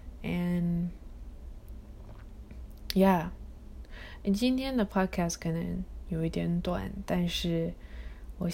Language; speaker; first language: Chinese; early bilingual, heritage; Chinese